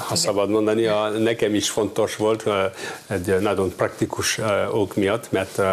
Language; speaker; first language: Hungarian; non-native, learner; French